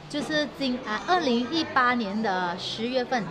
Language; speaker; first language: Chinese; native; Chinese